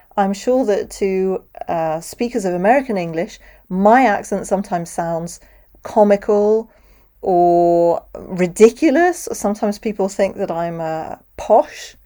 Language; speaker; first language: English; native; English